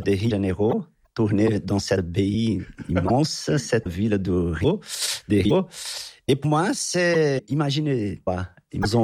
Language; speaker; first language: French; non-native, learner; Portuguese